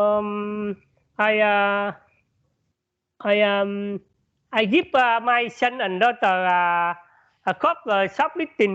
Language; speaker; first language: English; non-native, learner; Vietnamese